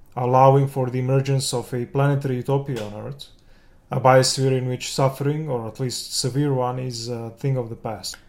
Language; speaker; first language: English; non-native, fluent; Serbian